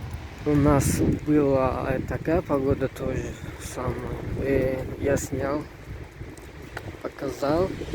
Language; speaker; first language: Russian; non-native, fluent; Tajik